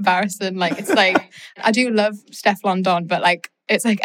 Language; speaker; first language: English; native; English